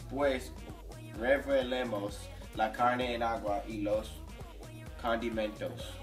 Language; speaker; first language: Spanish; non-native, learner; English